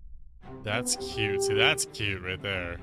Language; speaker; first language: English; native; English